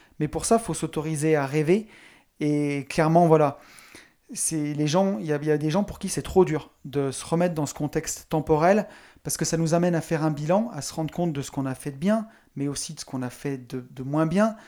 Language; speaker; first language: French; native; French